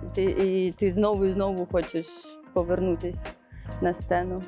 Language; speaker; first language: Ukrainian; native; Ukrainian